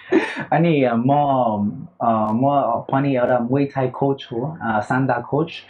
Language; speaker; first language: Nepali; early bilingual, heritage; Nepali